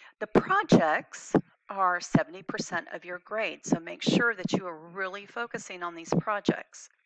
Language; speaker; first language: English; native; English